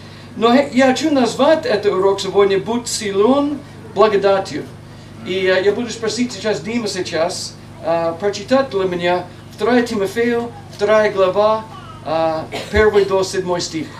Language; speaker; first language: Russian; non-native, learner; English